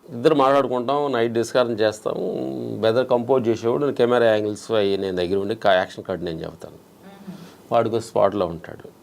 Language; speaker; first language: Telugu; native; Telugu